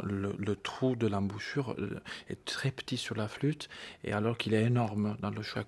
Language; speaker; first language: French; non-native, fluent; Italian